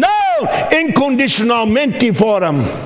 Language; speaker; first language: Portuguese; non-native, fluent; English